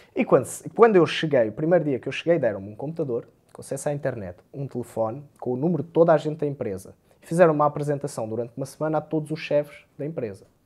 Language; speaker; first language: Portuguese; early bilingual, other home language; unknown